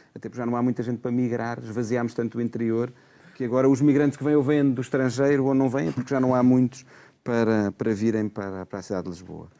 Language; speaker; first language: Portuguese; native; Portuguese